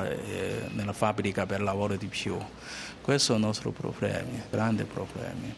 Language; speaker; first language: Italian; non-native, learner; Chinese